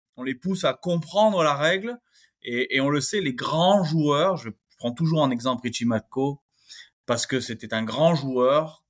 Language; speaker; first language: French; native; French